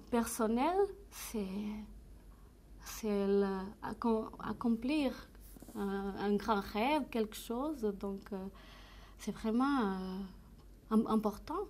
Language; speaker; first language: French; non-native, fluent; Portuguese